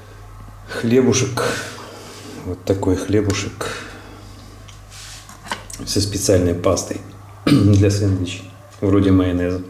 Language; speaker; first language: Russian; native; Russian